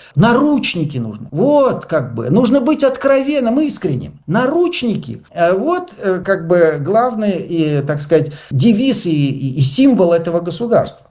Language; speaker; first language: Russian; native; Russian